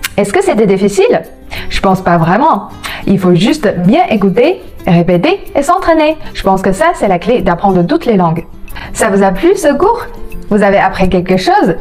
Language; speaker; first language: French; non-native, fluent; Chinese